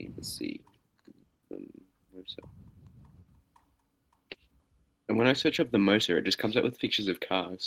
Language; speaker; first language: English; native; English